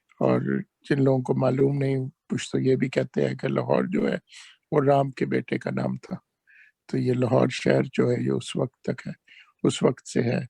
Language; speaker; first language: Urdu; non-native, local second language; Punjabi